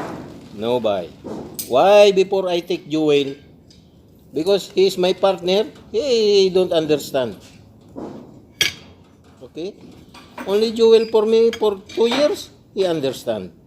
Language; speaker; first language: English; non-native, local second language; Filipino